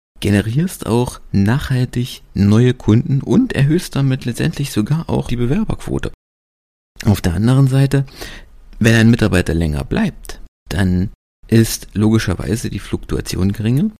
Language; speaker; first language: German; native; German